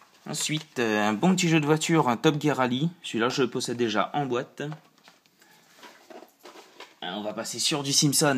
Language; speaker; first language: French; native; French